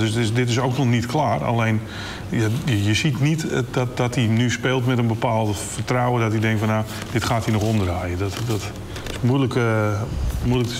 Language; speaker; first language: Dutch; native; Dutch